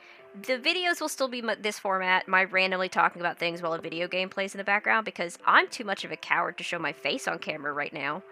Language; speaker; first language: English; native; English